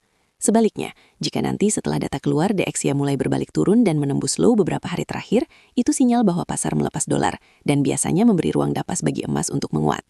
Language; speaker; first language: Indonesian; native; Indonesian